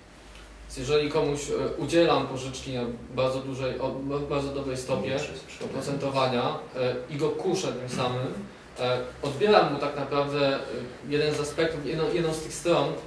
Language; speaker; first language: Polish; native; Polish